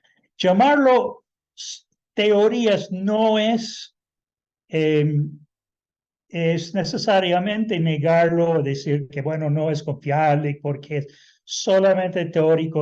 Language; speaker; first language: Spanish; non-native, fluent; English